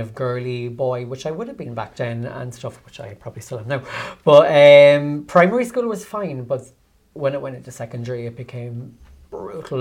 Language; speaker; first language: English; native; English